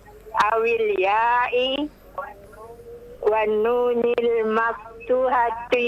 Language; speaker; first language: Arabic; non-native, learner; Indonesian